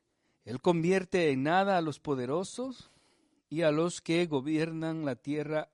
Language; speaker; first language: Spanish; native; Spanish